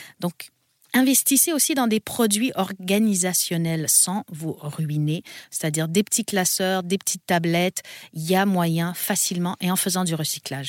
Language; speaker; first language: French; native; French